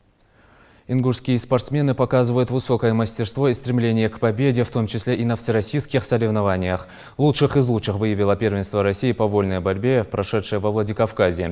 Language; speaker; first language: Russian; native; Russian